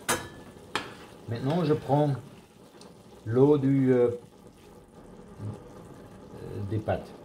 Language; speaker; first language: French; non-native, learner; German